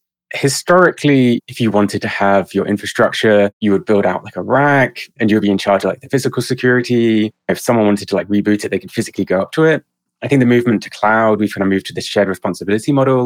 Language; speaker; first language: English; native; English